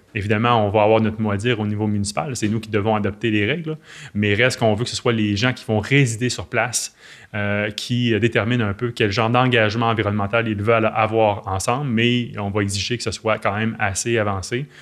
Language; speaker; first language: French; native; French